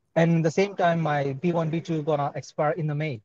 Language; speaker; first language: English; non-native, fluent; Arabic